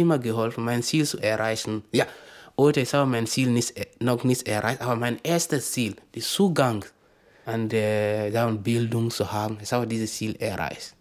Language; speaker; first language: German; non-native, fluent; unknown